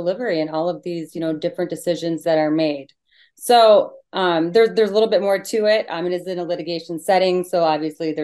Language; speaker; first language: English; native; English